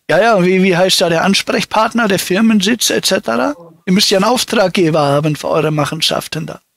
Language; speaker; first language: German; native; German